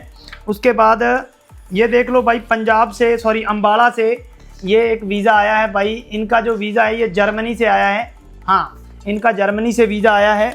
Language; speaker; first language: Hindi; native; Hindi